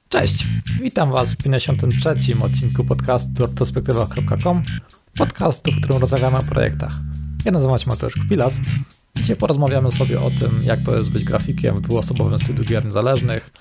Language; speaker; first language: Polish; native; Polish